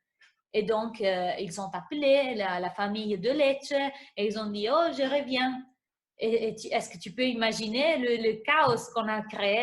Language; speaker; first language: French; non-native, fluent; Italian